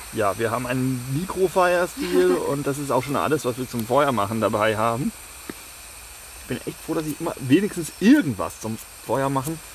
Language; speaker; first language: German; native; German